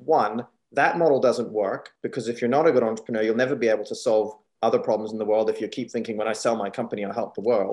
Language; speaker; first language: English; native; English